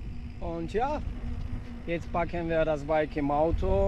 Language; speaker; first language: German; non-native, fluent; Polish